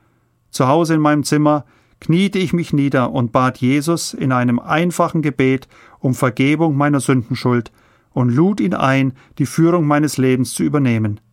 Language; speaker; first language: German; native; German